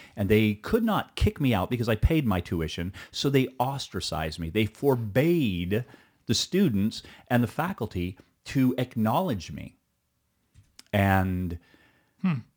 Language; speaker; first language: English; early bilingual, other home language; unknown